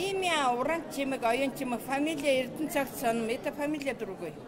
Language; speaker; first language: Russian; non-native, learner; Mongolian